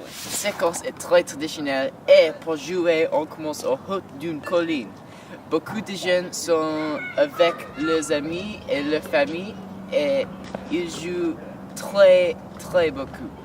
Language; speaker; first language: French; non-native, learner; English